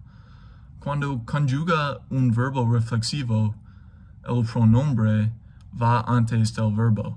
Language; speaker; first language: Spanish; non-native, learner; English